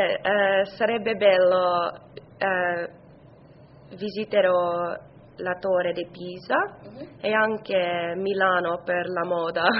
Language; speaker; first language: Italian; non-native, learner; English